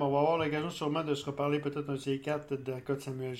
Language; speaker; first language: French; native; French